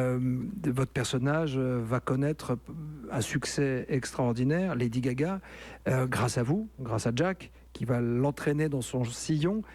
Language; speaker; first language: French; native; French